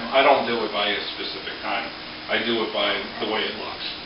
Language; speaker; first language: English; native; English